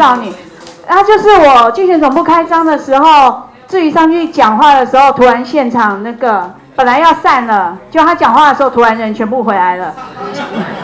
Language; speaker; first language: Chinese; native; Chinese